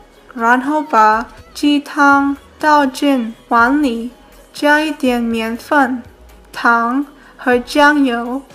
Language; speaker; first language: Chinese; early bilingual, heritage; Chinese